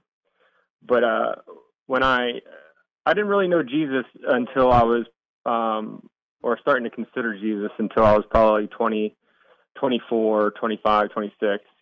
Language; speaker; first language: English; native; English